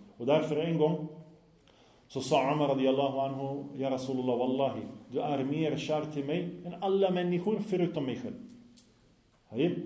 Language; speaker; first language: Swedish; non-native, fluent; Arabic